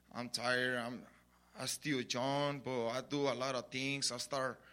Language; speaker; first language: English; non-native, learner; Spanish